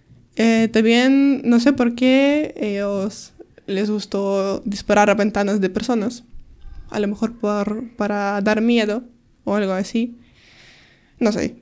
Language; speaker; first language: Spanish; non-native, learner; Ukrainian